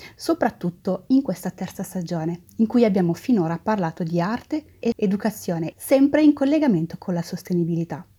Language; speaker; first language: Italian; non-native, fluent; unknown